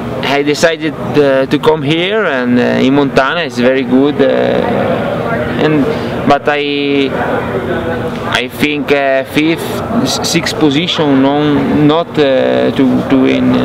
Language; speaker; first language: English; non-native, learner; Italian